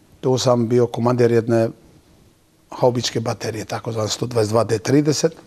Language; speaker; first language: Bosnian; non-native, local second language; Turkish